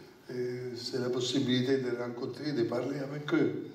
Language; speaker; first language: French; non-native, fluent; Italian